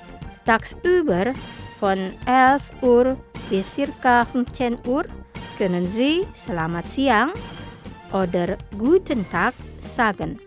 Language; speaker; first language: German; non-native, fluent; Indonesian